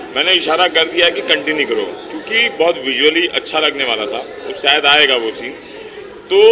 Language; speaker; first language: Hindi; native; Hindi